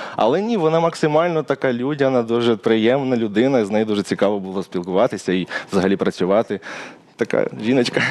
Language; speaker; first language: Ukrainian; native; Ukrainian